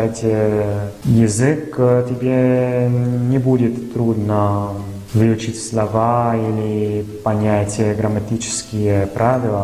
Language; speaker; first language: Russian; non-native, fluent; Italian